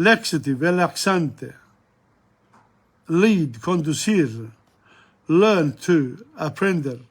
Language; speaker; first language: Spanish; non-native, learner; English